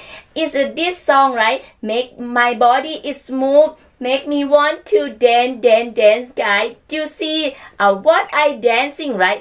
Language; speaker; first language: English; non-native, learner; Thai